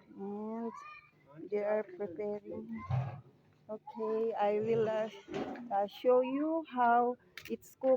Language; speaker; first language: English; non-native, learner; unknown